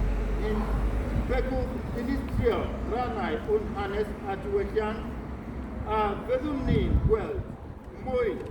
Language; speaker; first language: Welsh; non-native, fluent; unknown